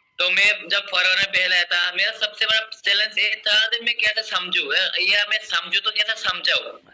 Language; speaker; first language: Hindi; non-native, local second language; Assamese